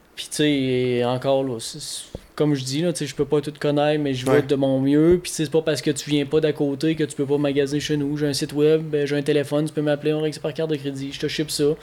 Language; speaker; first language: French; native; French